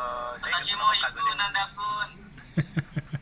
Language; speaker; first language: Japanese; non-native, learner; Indonesian